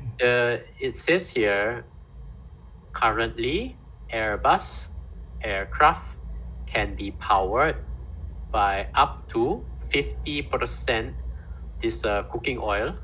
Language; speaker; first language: English; non-native, fluent; Indonesian